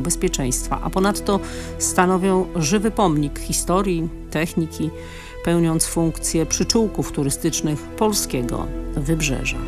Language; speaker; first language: Polish; native; Polish